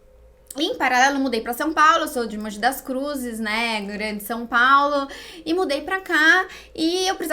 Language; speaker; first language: Portuguese; native; Portuguese